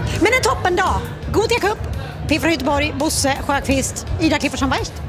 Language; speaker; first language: Swedish; native; Swedish